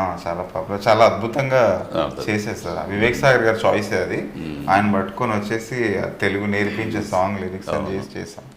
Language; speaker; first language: Telugu; native; Telugu